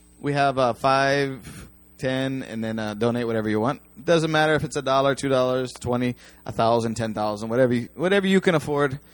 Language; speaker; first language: English; native; English